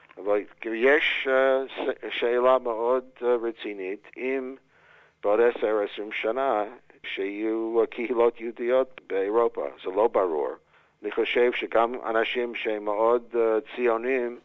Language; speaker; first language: Hebrew; non-native, fluent; English